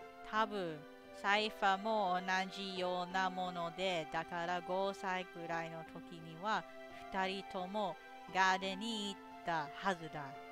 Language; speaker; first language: Japanese; non-native, learner; English